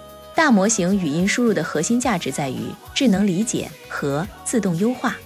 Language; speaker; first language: Chinese; native; Chinese